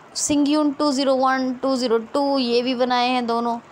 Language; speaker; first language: Hindi; native; Hindi